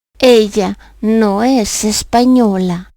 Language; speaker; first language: Spanish; non-native, fluent; Ukrainian